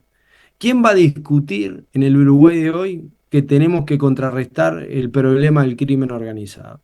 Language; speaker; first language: Spanish; native; Spanish